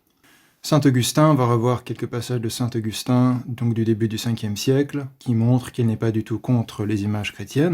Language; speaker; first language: French; native; French